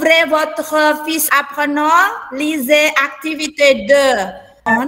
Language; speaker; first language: French; non-native, fluent; Indonesian